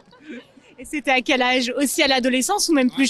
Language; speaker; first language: French; native; French